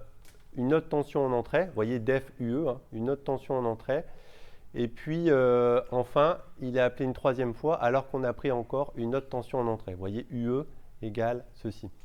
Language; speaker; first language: French; native; French